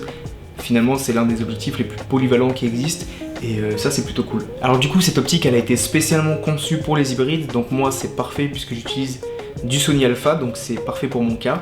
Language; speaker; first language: French; native; French